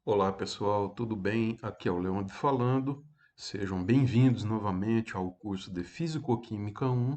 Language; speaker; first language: Portuguese; native; Portuguese